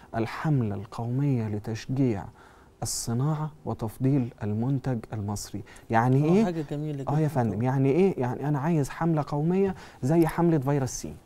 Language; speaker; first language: Arabic; native; Arabic